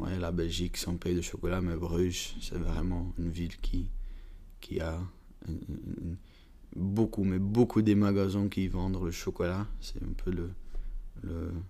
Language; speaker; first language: French; non-native, learner; Dutch